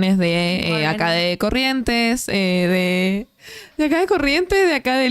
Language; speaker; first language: Spanish; native; Spanish